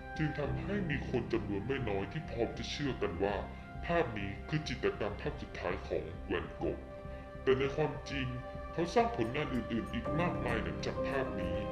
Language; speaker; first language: Thai; native; Thai